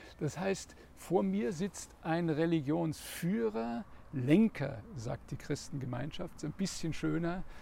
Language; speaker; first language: German; native; German